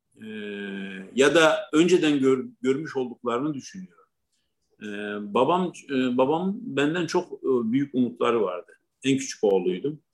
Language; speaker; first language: Turkish; non-native, local second language; Kurdish